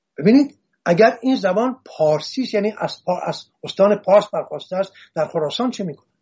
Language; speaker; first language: Persian; non-native, local second language; Assyrian Neo-Aramaic